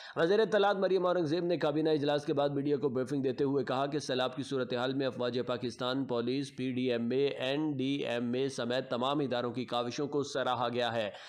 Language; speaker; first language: Urdu; non-native, local second language; Punjabi